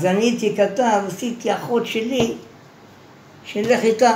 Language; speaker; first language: Hebrew; non-native, fluent; Arabic